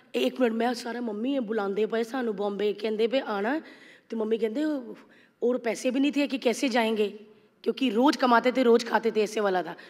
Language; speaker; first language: Hindi; native; Hindi